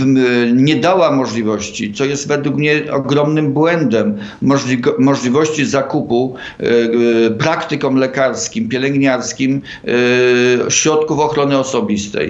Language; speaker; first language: Polish; native; Polish